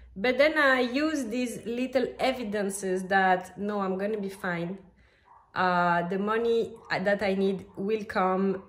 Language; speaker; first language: English; non-native, fluent; French